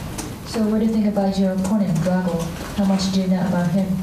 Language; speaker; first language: English; non-native, fluent; Japanese